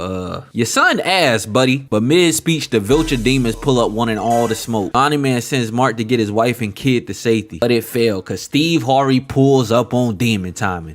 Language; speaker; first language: English; native; English